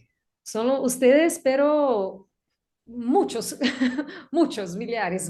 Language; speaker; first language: Spanish; non-native, learner; Portuguese